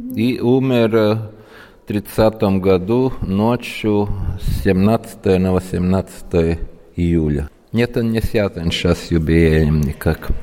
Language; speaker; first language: Russian; non-native, local second language; Latvian